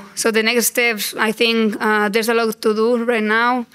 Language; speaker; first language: English; non-native, learner; Spanish